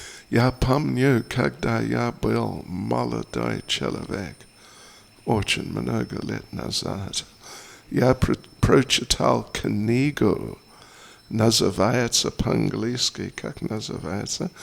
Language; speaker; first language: Russian; non-native, learner; English